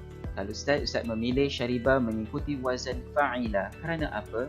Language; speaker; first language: Malay; native; Malay